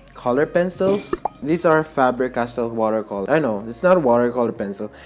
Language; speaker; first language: English; non-native, local second language; Filipino